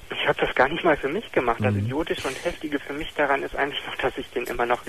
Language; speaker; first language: German; native; German